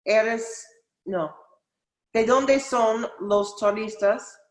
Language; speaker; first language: Spanish; non-native, learner; English